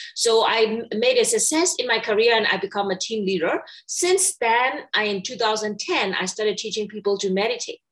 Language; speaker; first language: English; non-native, fluent; Burmese